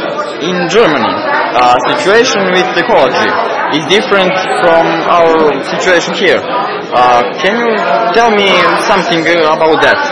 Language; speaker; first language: English; non-native, learner; Serbian